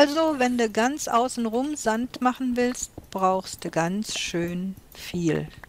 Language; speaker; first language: German; native; German